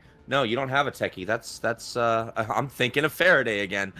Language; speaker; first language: English; native; English